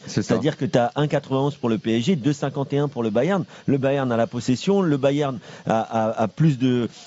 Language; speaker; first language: French; native; French